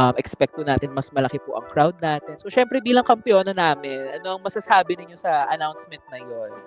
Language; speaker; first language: Filipino; native; Filipino